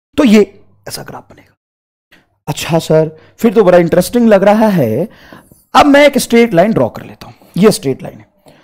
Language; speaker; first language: Hindi; native; Hindi